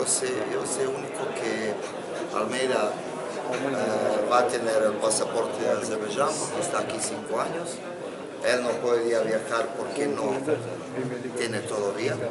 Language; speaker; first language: Spanish; non-native, fluent; Croatian